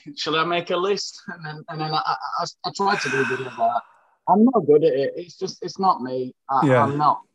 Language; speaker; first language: English; native; English